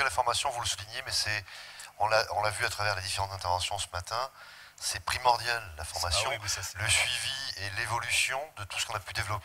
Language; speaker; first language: French; native; French